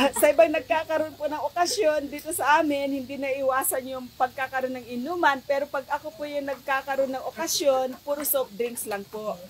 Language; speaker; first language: Filipino; non-native, local second language; Iloko